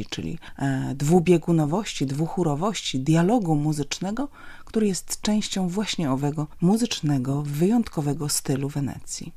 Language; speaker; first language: Polish; native; Polish